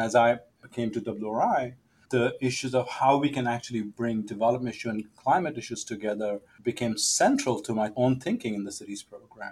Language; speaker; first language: English; non-native, local second language; Hindi